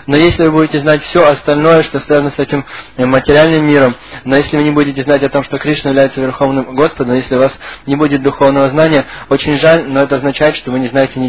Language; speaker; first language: Russian; native; Russian